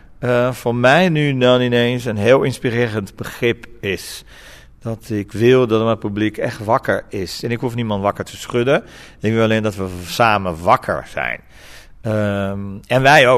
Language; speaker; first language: Dutch; non-native, fluent; Portuguese